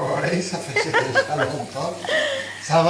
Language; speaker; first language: French; non-native, fluent; Spanish